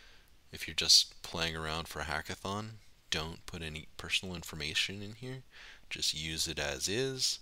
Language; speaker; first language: English; native; English